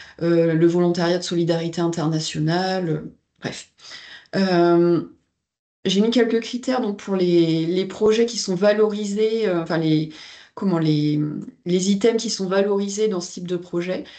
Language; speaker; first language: French; native; French